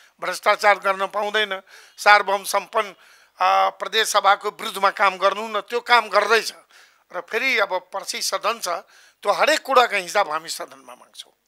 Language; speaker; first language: Nepali; non-native, local second language; Maithili